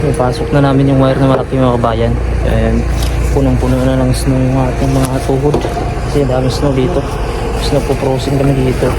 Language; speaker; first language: Filipino; native; Filipino